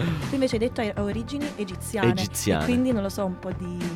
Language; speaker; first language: Italian; native; Italian